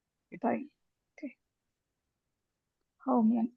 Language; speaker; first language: Chinese; non-native, learner; Tamil